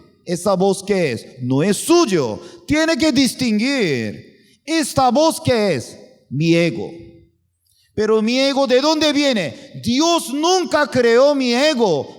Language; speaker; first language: Spanish; non-native, fluent; Korean